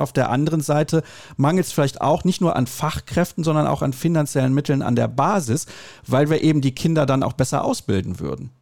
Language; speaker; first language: German; native; German